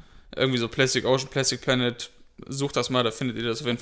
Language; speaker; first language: German; native; German